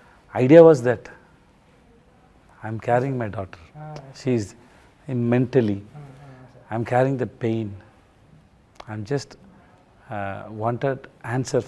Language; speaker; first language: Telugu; non-native, learner; Tamil